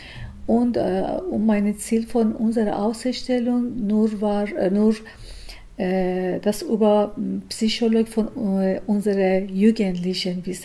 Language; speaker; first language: German; non-native, learner; Persian